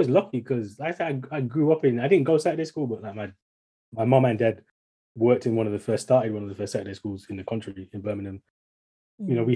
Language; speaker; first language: English; native; English